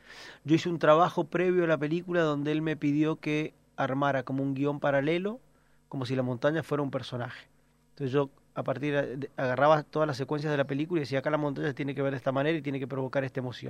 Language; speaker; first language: Spanish; native; Spanish